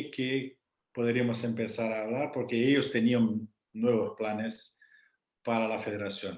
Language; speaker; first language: Spanish; non-native, fluent; Portuguese